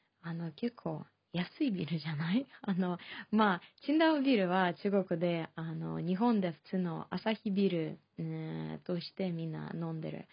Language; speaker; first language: Japanese; non-native, fluent; Chinese